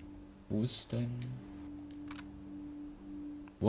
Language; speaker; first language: German; native; German